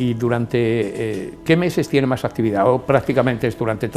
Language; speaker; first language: Spanish; native; Spanish